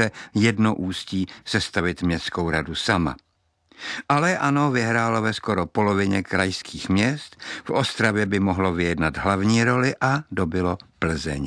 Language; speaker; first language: Czech; native; Czech